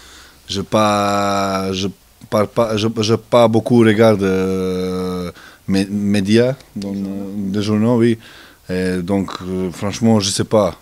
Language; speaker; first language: French; non-native, learner; Serbian